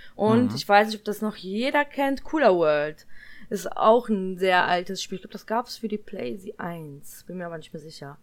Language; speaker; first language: German; early bilingual, other home language; Polish